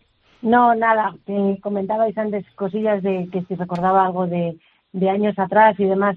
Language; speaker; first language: Spanish; native; Spanish